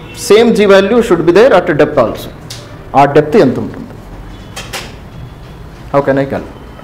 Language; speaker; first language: English; non-native, local second language; Telugu